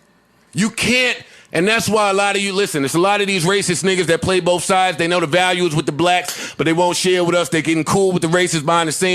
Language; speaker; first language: English; native; English